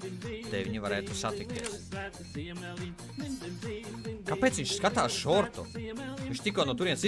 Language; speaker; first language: Latvian; native; Latvian